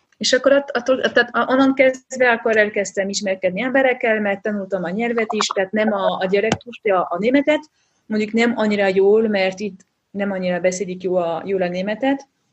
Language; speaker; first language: Hungarian; non-native, fluent; French